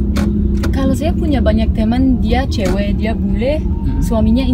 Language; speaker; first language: Indonesian; non-native, fluent; French